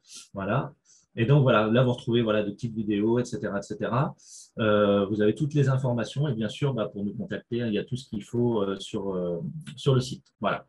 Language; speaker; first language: French; native; French